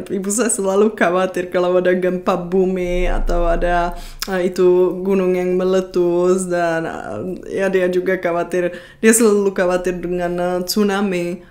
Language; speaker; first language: Indonesian; non-native, fluent; Czech